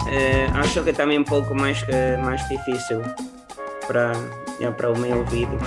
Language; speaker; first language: Portuguese; non-native, learner; Spanish